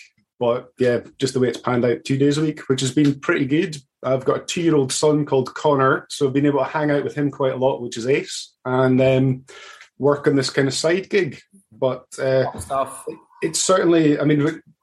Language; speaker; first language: English; native; English